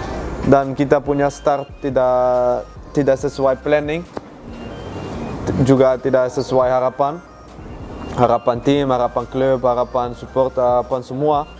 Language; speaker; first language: Indonesian; non-native, fluent; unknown